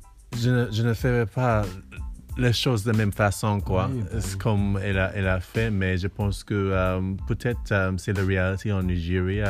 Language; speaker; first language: French; non-native, learner; English